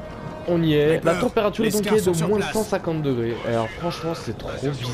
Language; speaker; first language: French; native; French